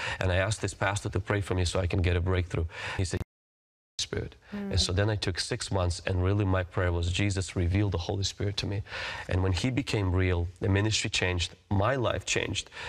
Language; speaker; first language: English; early bilingual, other home language; Russian